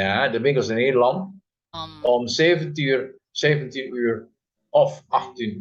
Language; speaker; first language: Dutch; non-native, fluent; Indonesian